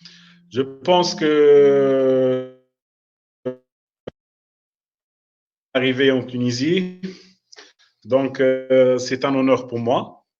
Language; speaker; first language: French; non-native, local second language; Arabic